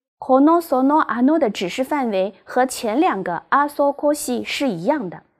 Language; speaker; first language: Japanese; non-native, fluent; Chinese